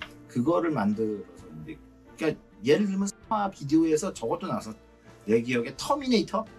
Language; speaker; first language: Korean; native; Korean